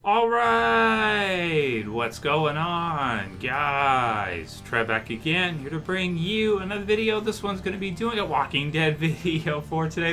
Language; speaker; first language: English; native; English